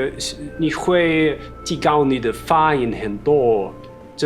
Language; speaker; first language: Chinese; non-native, fluent; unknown